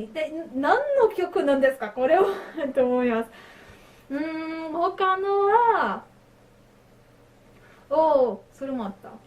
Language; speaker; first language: Japanese; non-native, learner; French